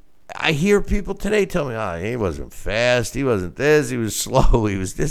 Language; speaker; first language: English; native; English